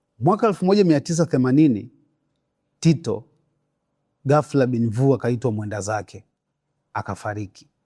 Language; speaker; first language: Swahili; native; Swahili